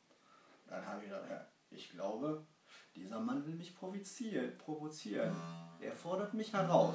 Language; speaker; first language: German; early bilingual, other home language; Kurdish